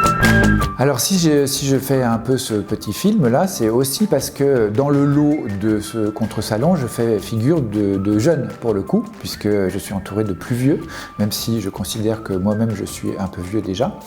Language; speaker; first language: French; native; French